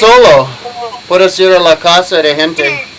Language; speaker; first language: Spanish; non-native, learner; English